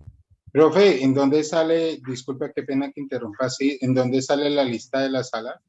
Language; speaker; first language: Spanish; native; Spanish